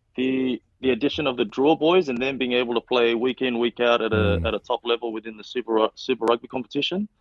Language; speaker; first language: English; non-native, local second language; Fijian